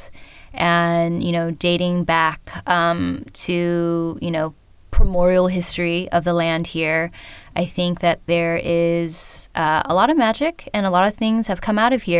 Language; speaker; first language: English; early bilingual, other home language; Khmer